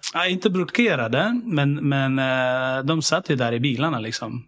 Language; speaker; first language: Swedish; early bilingual, other home language; Syriac